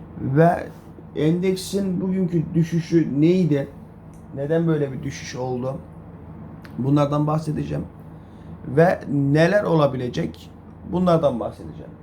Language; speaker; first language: Turkish; native; Turkish